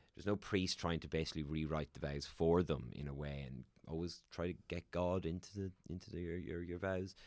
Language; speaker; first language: English; native; English